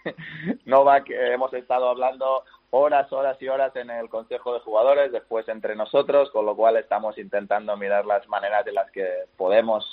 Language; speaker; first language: Spanish; native; Spanish